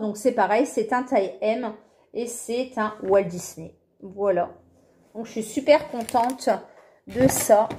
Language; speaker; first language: French; native; French